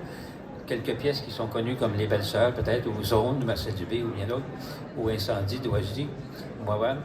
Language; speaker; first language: French; native; French